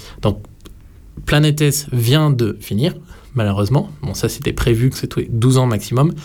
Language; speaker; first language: French; native; French